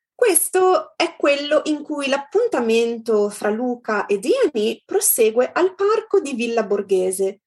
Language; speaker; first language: Italian; native; Italian